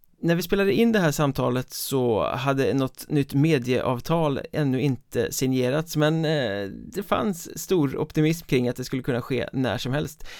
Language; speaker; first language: Swedish; native; Swedish